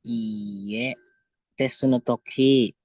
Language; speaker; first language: Japanese; non-native, learner; Filipino